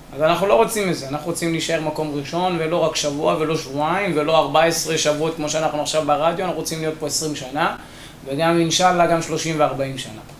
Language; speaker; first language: Hebrew; early bilingual, other home language; Amharic